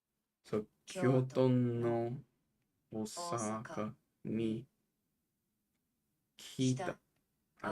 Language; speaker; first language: Japanese; non-native, learner; English